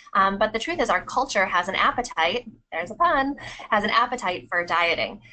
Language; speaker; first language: English; native; English